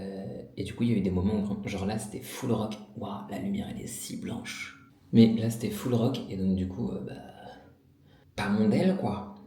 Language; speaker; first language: French; native; French